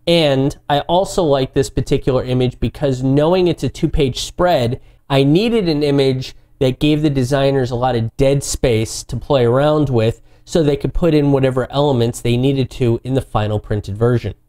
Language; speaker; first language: English; native; English